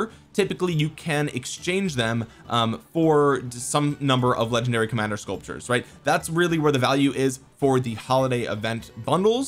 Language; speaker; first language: English; native; English